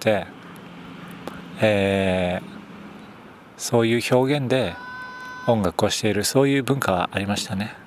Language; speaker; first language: Japanese; native; Japanese